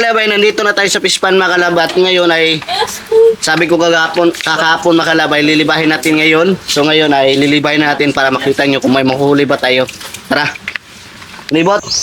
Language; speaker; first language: Filipino; non-native, local second language; Cebuano